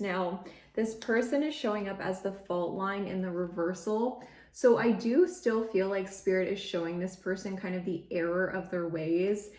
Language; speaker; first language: English; native; English